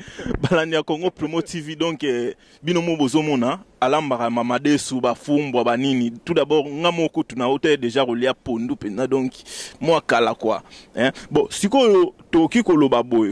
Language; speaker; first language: Lingala; native; Lingala